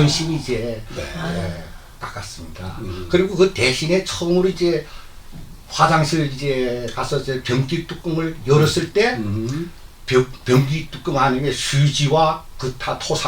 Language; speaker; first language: Korean; native; Korean